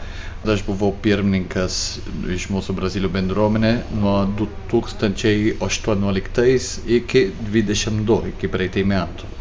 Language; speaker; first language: Lithuanian; early bilingual, heritage; Portuguese